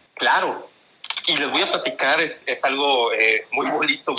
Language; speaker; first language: Spanish; native; Spanish